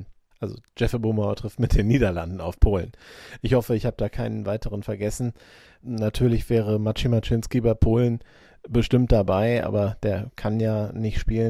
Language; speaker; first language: German; native; German